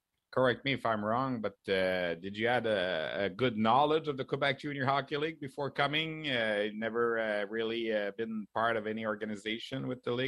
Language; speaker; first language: English; non-native, fluent; French